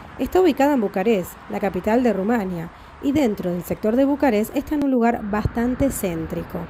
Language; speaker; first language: Spanish; native; Spanish